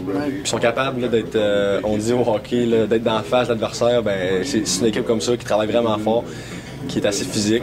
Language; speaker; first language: French; native; French